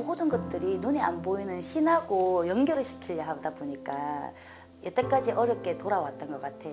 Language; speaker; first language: Korean; native; Korean